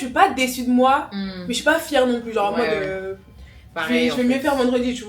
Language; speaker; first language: French; native; French